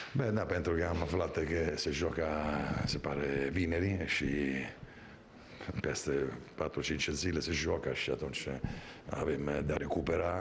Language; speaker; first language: Romanian; non-native, fluent; Italian